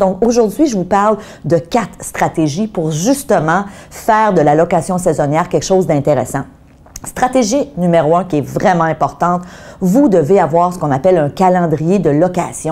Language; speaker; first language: French; native; French